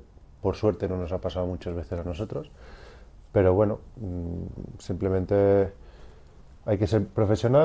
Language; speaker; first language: Spanish; native; Spanish